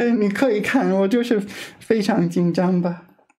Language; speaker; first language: Chinese; non-native, fluent; English